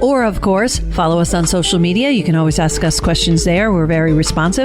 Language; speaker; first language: English; native; English